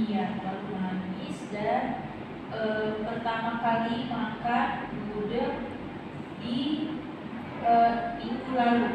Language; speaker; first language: Indonesian; non-native, learner; Arabic